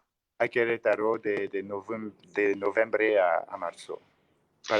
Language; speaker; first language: Spanish; non-native, learner; French